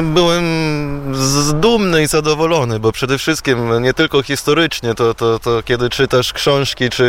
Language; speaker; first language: Polish; non-native, fluent; Italian